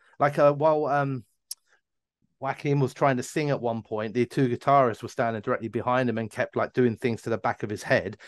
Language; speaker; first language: English; native; English